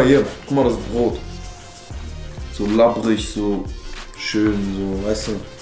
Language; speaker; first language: German; native; German